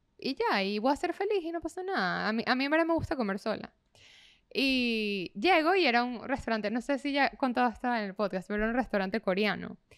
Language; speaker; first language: Spanish; native; Spanish